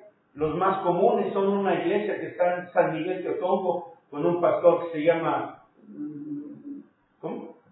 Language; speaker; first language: Spanish; native; Spanish